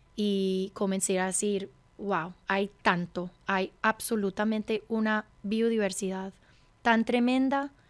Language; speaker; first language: Spanish; early bilingual, heritage; Spanish